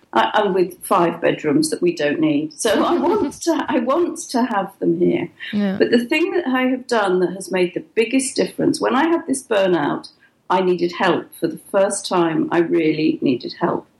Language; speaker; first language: English; native; English